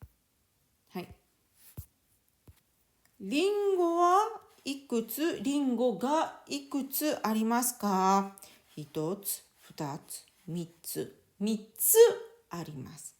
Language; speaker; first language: Japanese; native; Japanese